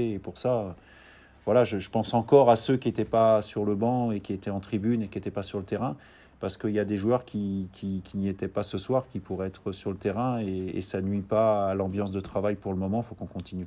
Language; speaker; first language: French; native; French